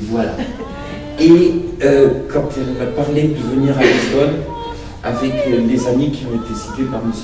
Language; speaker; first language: French; native; French